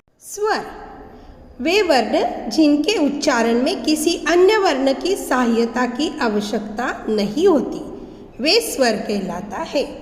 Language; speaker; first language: Hindi; non-native, local second language; Marathi